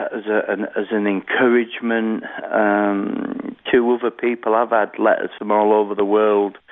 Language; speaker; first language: English; native; English